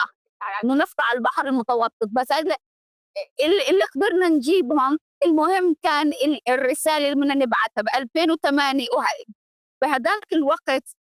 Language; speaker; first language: Arabic; early bilingual, heritage; Arabic